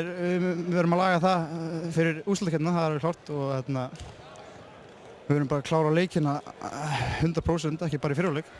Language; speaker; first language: Icelandic; native; Icelandic